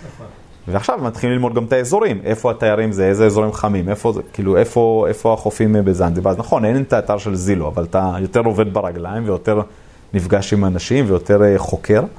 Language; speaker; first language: Hebrew; native; Hebrew